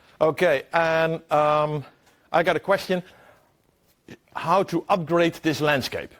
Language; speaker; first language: English; non-native, fluent; Dutch